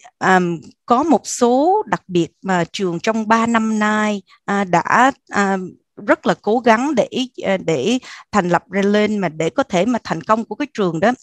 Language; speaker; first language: Vietnamese; early bilingual, heritage; Vietnamese